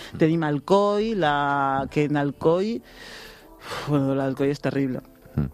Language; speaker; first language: Catalan; non-native, local second language; Spanish